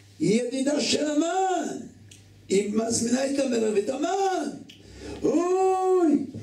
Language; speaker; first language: Hebrew; native; Hebrew